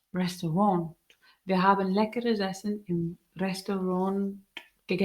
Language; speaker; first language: German; non-native, learner; English